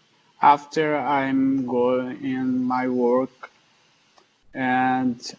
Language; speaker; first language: English; non-native, learner; Portuguese